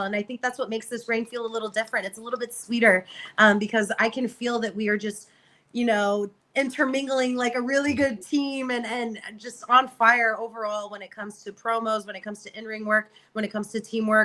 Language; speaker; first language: English; native; English